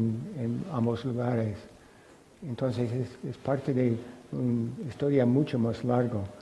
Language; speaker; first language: Spanish; non-native, fluent; English